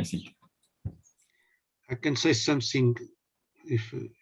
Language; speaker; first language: English; non-native, learner; Portuguese